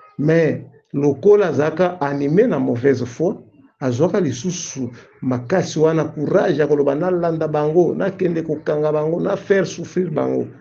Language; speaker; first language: Lingala; non-native, local second language; Swahili